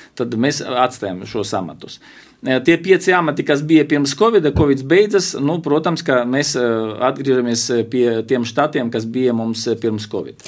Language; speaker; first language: Latvian; non-native, local second language; Russian